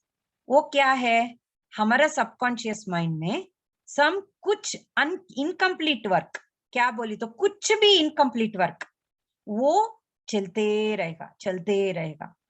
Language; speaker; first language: Hindi; non-native, local second language; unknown